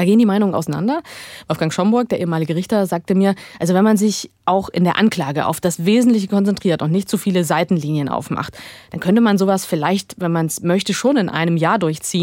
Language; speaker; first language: German; native; German